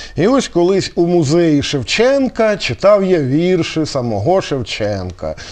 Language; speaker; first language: Ukrainian; native; Ukrainian